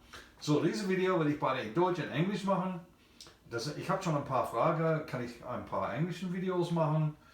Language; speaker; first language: German; non-native, fluent; English